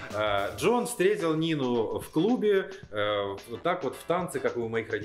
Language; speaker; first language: Russian; native; Russian